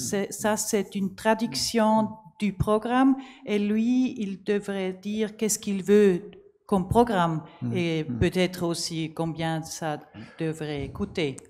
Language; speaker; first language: French; non-native, learner; German